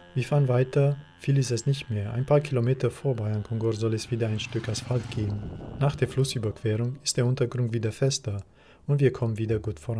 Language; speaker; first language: German; native; German